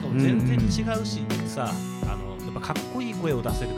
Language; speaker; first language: Japanese; native; Japanese